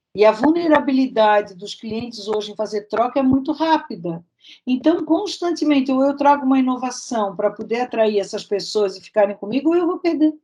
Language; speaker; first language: Portuguese; native; Portuguese